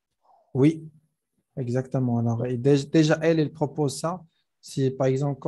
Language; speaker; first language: French; non-native, local second language; Arabic